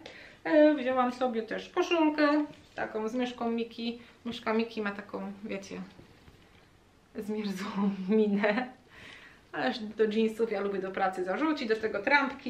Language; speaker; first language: Polish; native; Polish